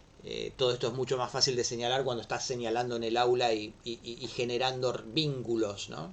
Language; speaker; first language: Spanish; native; Spanish